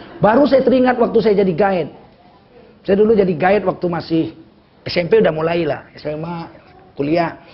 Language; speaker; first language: Indonesian; native; Indonesian